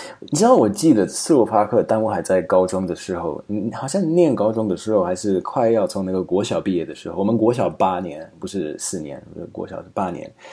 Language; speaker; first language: Chinese; non-native, fluent; Slovak